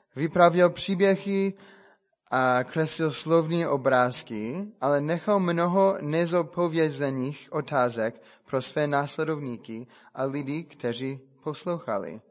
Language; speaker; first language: Czech; non-native, fluent; English